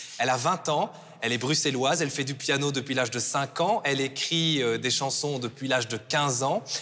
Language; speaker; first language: French; native; French